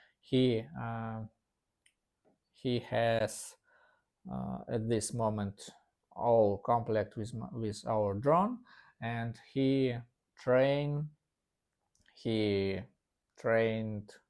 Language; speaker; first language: English; non-native, learner; Russian